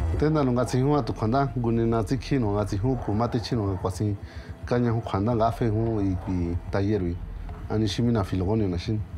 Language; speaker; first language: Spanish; non-native, local second language; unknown